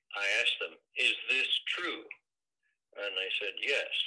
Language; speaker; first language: English; native; English